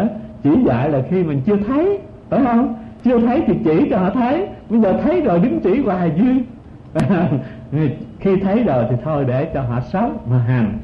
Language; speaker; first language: Vietnamese; native; Vietnamese